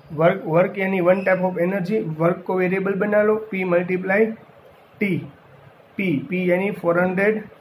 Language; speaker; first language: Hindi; non-native, local second language; Gujarati